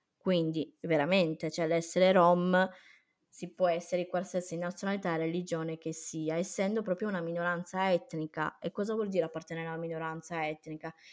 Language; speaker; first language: Italian; early bilingual, other home language; Romany